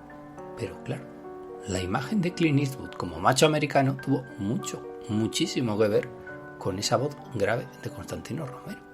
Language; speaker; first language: Spanish; native; Spanish